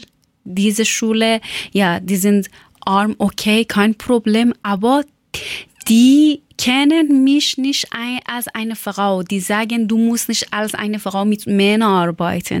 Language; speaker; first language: German; non-native, learner; Persian